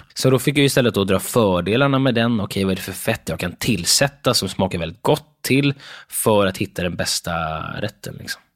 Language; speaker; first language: Swedish; native; Swedish